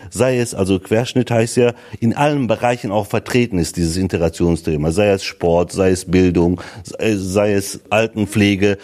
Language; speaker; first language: German; early bilingual, other home language; Turkish